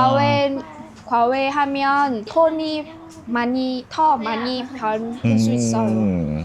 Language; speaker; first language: Korean; non-native, learner; Vietnamese